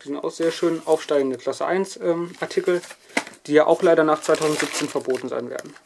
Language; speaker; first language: German; native; German